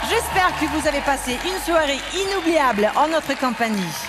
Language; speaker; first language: French; non-native, fluent; Swedish